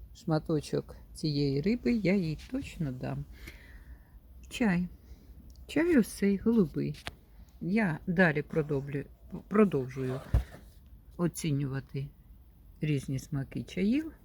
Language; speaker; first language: Ukrainian; native; Ukrainian